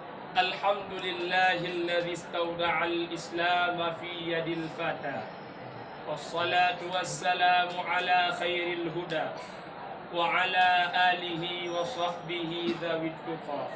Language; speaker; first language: Arabic; non-native, learner; Achinese